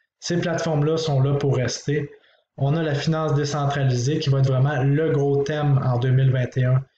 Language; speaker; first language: French; native; French